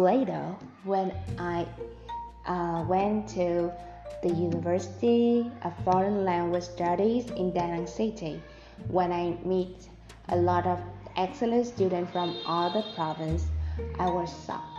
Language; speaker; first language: English; non-native, fluent; Vietnamese